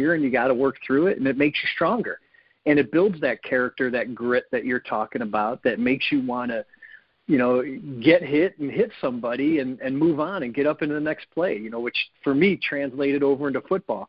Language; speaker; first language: English; native; English